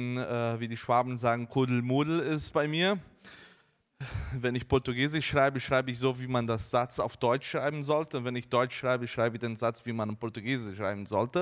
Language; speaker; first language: German; early bilingual, heritage; Portuguese